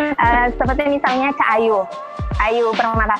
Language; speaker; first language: Indonesian; native; Indonesian